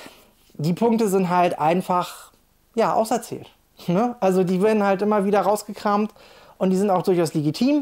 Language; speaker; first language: German; native; German